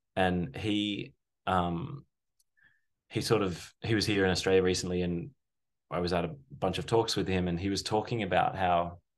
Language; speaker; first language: English; native; English